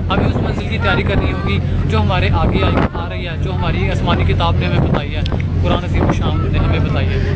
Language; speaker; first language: Urdu; native; Urdu